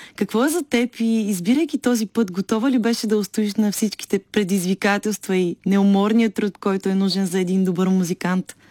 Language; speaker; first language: Bulgarian; native; Bulgarian